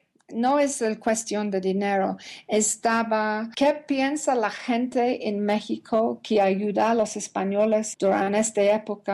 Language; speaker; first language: Spanish; non-native, learner; English